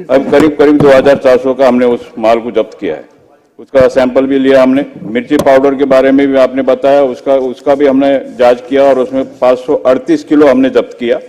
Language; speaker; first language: Hindi; non-native, local second language; Marathi